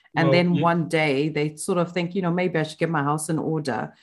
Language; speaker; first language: English; non-native, local second language; Shona